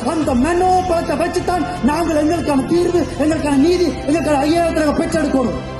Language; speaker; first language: Tamil; early bilingual, heritage; Tamil